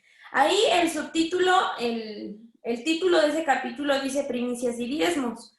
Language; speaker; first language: Spanish; native; Spanish